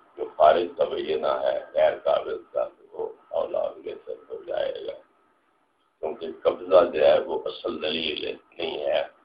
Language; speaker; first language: Urdu; non-native, local second language; Punjabi